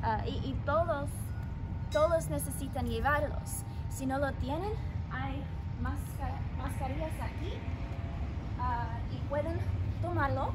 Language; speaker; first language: Spanish; non-native, learner; English